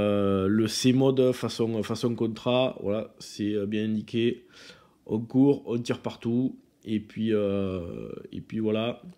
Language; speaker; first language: French; native; French